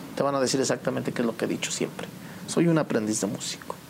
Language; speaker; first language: Spanish; native; Spanish